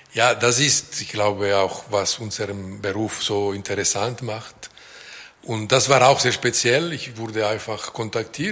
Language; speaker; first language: German; non-native, local second language; French